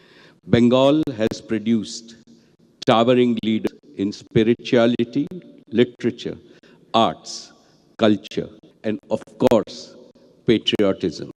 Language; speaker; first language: English; non-native, local second language; Gujarati